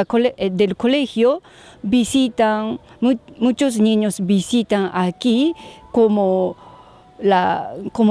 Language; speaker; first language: Spanish; non-native, learner; Japanese